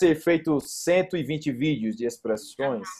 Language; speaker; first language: Portuguese; native; Portuguese